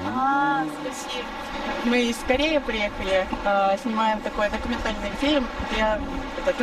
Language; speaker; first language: Russian; non-native, learner; Korean